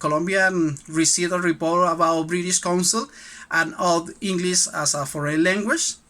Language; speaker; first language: English; non-native, learner; Spanish